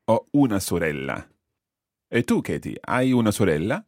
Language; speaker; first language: Italian; non-native, fluent; English